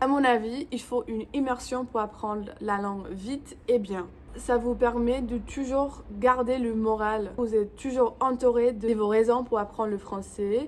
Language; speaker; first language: French; non-native, fluent; English